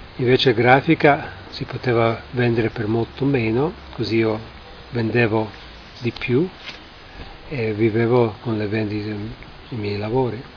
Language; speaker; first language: Italian; non-native, fluent; English